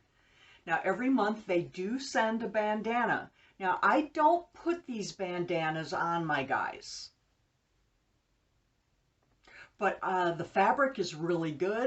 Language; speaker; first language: English; native; English